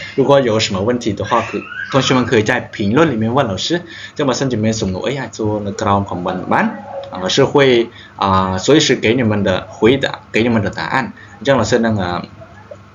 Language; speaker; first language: Chinese; non-native, fluent; Khmer